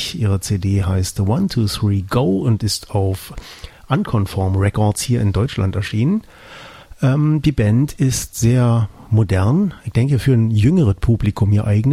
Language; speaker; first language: German; native; German